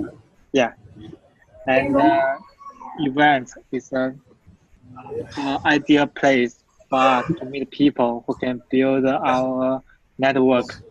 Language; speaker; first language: English; non-native, fluent; Chinese